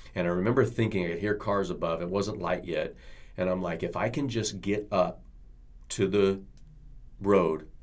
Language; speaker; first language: English; native; English